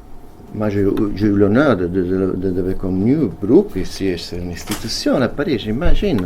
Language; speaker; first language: French; non-native, fluent; Italian